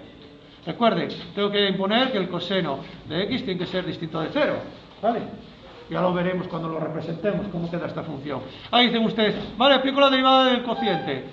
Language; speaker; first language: Spanish; native; Spanish